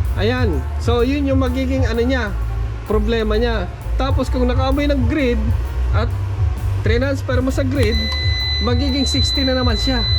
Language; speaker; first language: Filipino; non-native, local second language; Iloko